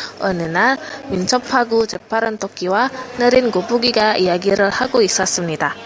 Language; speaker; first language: Korean; non-native, learner; Indonesian